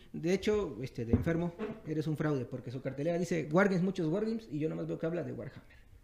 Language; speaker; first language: Spanish; native; Spanish